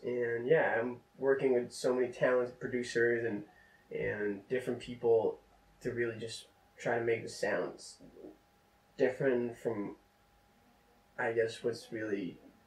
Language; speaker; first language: English; non-native, fluent; Czech